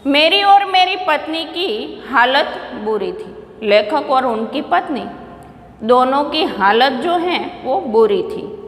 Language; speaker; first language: Hindi; non-native, local second language; Gujarati